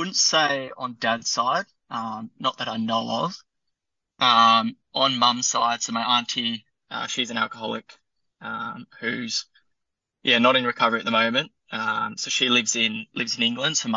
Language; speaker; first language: English; native; English